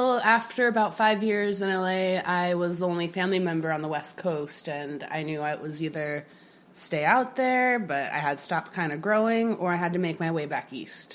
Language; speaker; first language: English; native; English